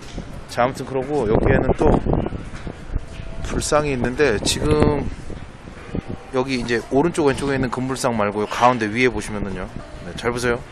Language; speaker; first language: Korean; native; Korean